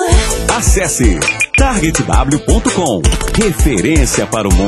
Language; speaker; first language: Portuguese; native; Portuguese